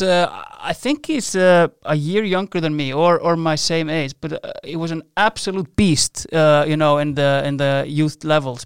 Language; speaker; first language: English; non-native, fluent; Icelandic